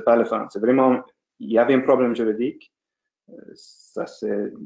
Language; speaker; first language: French; non-native, fluent; English